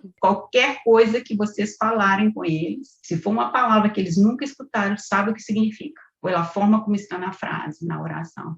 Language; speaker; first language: Portuguese; native; Portuguese